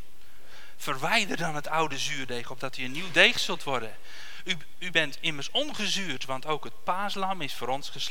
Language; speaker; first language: Dutch; native; Dutch